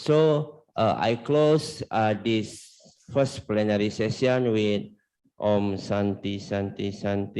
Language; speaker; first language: English; non-native, learner; Indonesian